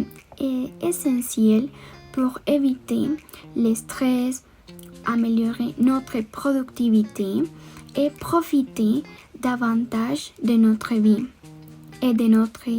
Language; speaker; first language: French; non-native, learner; Spanish